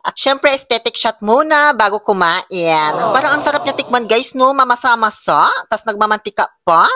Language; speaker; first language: Filipino; non-native, local second language; Pangasinan